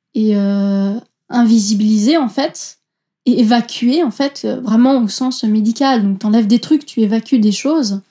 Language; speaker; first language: French; native; French